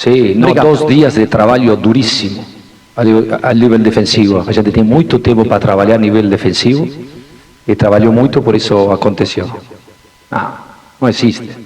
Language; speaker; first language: Portuguese; non-native, fluent; Spanish